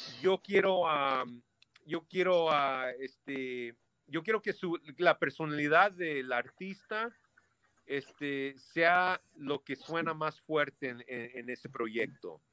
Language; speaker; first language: Spanish; early bilingual, heritage; Spanish